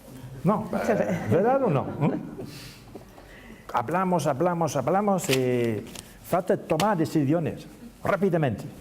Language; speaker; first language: Spanish; non-native, learner; English